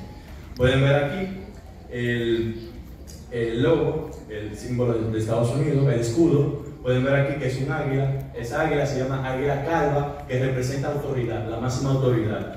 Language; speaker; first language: Spanish; early bilingual, heritage; Spanish